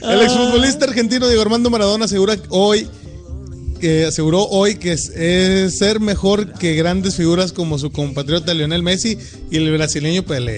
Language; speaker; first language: Spanish; native; Spanish